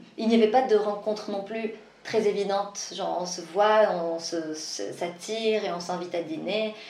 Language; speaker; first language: French; non-native, local second language; Arabic